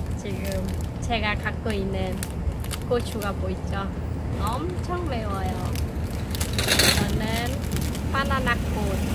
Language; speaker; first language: Korean; non-native, fluent; Khmer